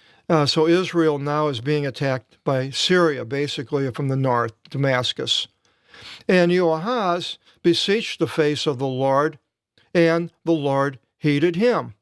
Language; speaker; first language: English; native; English